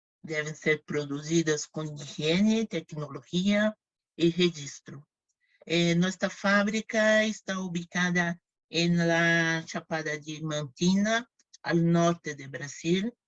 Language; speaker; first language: Spanish; non-native, fluent; Portuguese